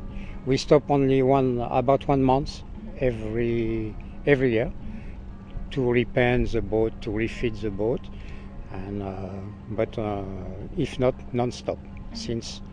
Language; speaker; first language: English; non-native, learner; French